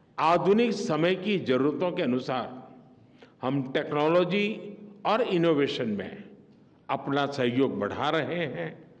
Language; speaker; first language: Hindi; non-native, local second language; Gujarati